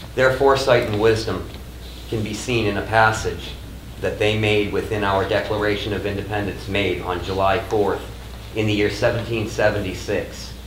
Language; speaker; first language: English; native; English